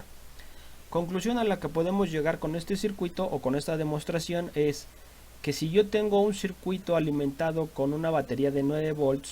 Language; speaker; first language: Spanish; native; Spanish